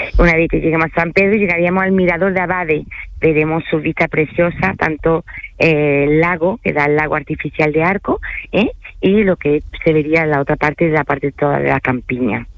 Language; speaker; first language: Spanish; early bilingual, other home language; French